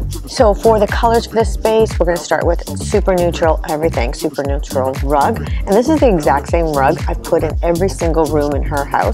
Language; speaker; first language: English; native; English